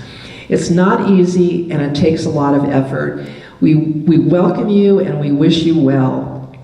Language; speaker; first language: English; native; English